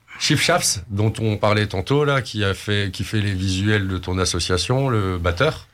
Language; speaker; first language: French; native; French